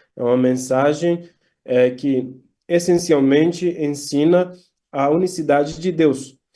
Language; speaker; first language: Portuguese; non-native, fluent; Turkish